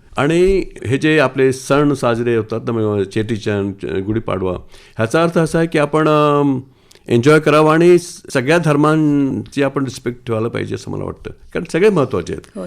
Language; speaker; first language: Marathi; non-native, local second language; Sindhi